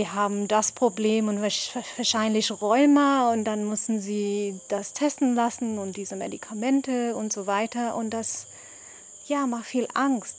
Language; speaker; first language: German; non-native, fluent; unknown